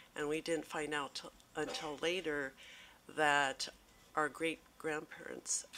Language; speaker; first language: English; native; English